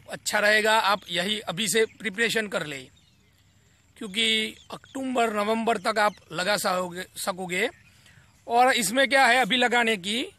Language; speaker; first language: Hindi; non-native, local second language; Gujarati